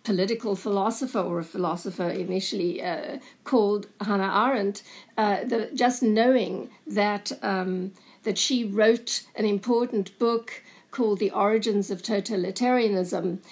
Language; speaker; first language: English; native; English